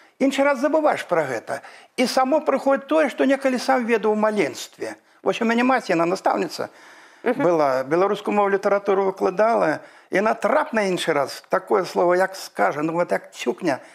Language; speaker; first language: Belarusian; native; Belarusian